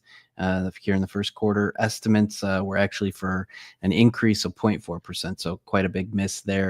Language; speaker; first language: English; native; English